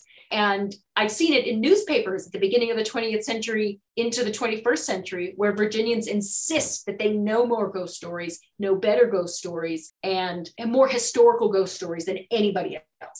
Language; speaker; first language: English; native; English